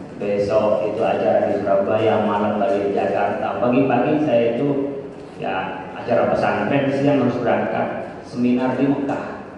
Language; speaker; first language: Indonesian; non-native, local second language; Madurese